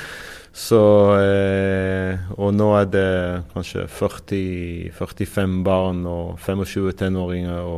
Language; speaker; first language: Norwegian; non-native, fluent; Arabic